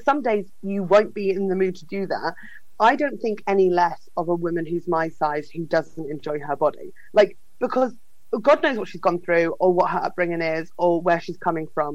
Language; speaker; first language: English; native; English